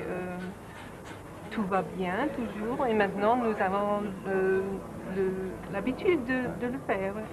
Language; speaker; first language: French; non-native, fluent; English